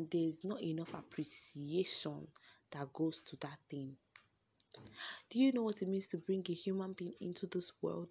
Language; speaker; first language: English; non-native, local second language; Yoruba